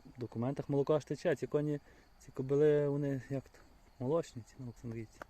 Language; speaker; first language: Ukrainian; native; Ukrainian